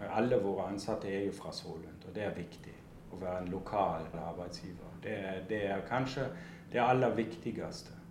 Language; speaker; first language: Norwegian; non-native, fluent; German